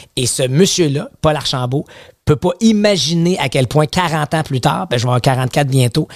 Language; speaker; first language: French; native; French